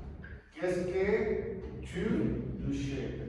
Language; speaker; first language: French; non-native, learner; Spanish